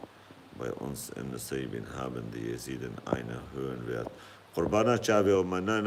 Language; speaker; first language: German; non-native, fluent; Kurdish